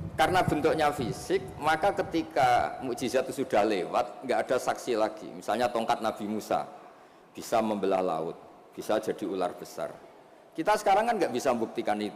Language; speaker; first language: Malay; non-native, local second language; Javanese